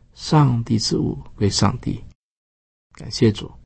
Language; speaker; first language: Chinese; native; Chinese